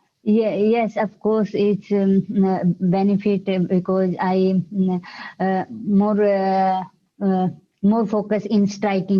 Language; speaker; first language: English; non-native, learner; Hindi